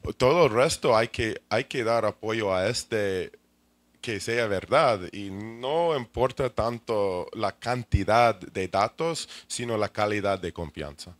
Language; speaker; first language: Spanish; non-native, fluent; English